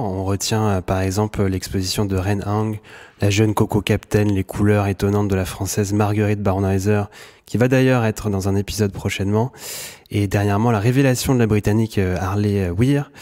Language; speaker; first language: French; native; French